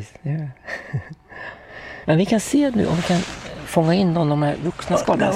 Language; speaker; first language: Swedish; native; Swedish